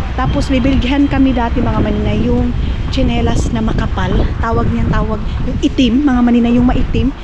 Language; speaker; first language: Filipino; non-native, local second language; Cebuano